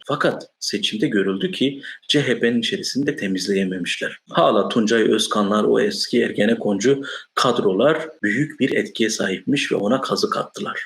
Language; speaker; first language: Turkish; non-native, local second language; Kurdish